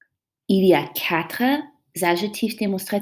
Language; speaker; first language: French; non-native, fluent; English